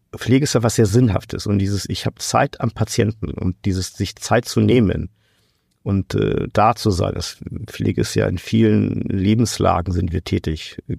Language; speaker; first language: German; non-native, fluent; Portuguese